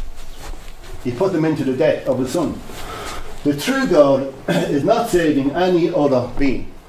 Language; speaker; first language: English; native; English